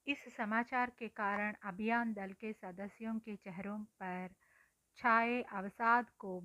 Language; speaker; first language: Hindi; non-native, local second language; Telugu